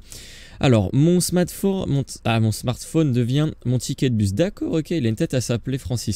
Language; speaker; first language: French; native; French